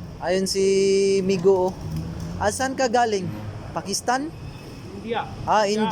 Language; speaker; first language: Filipino; non-native, local second language; Cebuano